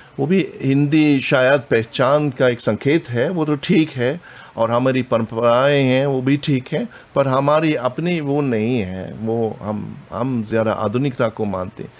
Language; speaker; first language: Hindi; non-native, fluent; German